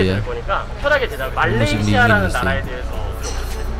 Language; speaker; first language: Korean; native; Korean